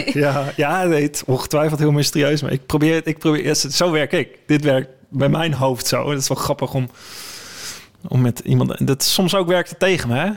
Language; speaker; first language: Dutch; native; Dutch